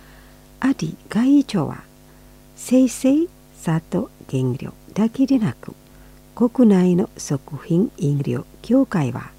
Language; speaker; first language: Japanese; non-native, fluent; Indonesian